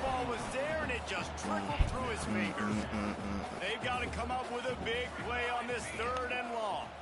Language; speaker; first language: English; native; English